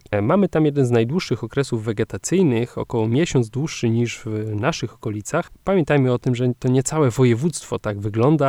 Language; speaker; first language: Polish; native; Polish